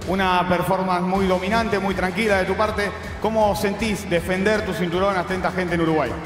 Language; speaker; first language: Spanish; native; Spanish